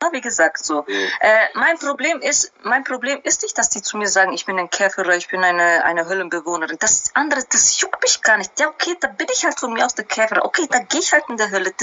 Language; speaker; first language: German; early bilingual, other home language; Albanian